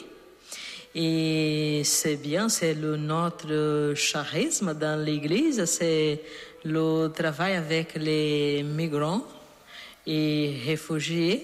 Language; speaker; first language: French; non-native, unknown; Portuguese